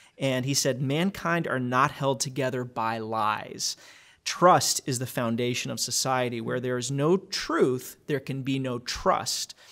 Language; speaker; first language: English; native; English